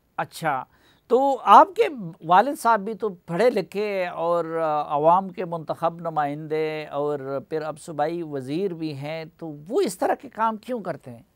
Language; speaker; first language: Urdu; non-native, local second language; Pashto